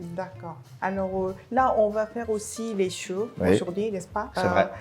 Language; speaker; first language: French; non-native, fluent; Korean